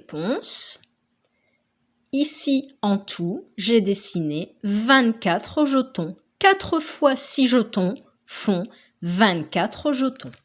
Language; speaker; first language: French; native; French